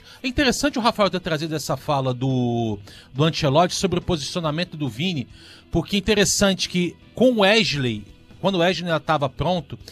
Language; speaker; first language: Portuguese; native; Portuguese